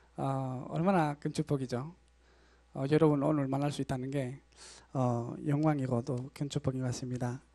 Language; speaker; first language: Korean; non-native, learner; Spanish